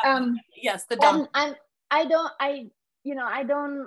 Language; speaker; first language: English; non-native, fluent; Hungarian